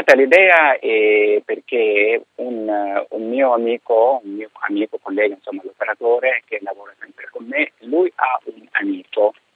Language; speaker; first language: Italian; non-native, fluent; Arabic